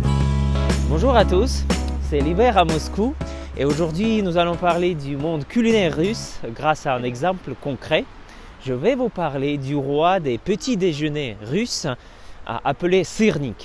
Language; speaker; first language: French; non-native, fluent; Russian